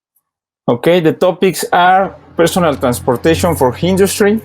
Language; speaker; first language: English; non-native, learner; Spanish